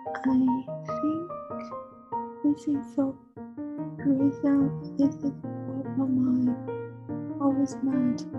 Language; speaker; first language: English; non-native, learner; Chinese